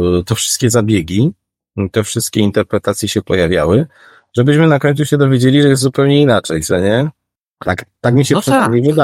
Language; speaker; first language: Polish; native; Polish